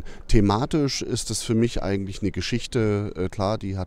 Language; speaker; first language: German; native; German